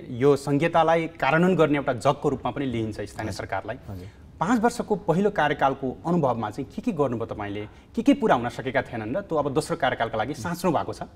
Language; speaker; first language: Nepali; native; Nepali